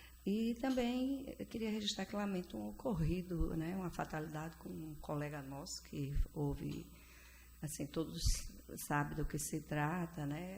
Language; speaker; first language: Portuguese; native; Portuguese